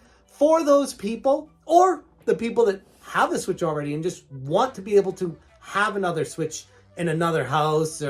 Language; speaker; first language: English; native; English